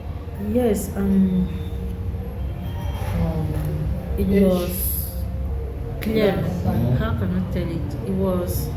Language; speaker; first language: English; non-native, learner; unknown